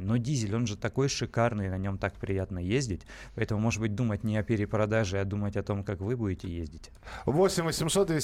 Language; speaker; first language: Russian; native; Russian